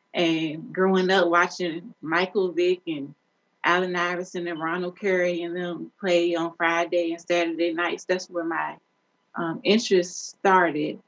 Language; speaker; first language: English; native; English